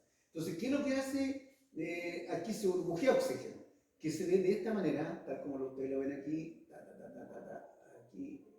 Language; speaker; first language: Spanish; native; Spanish